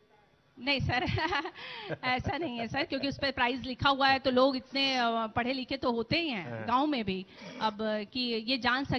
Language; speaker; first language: Hindi; native; Hindi